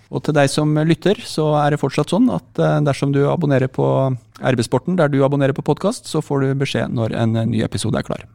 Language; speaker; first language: Norwegian; native; Norwegian